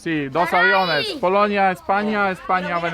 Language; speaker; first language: Spanish; non-native, learner; Polish